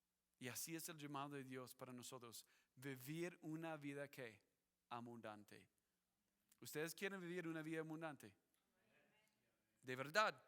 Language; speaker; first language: Spanish; non-native, fluent; English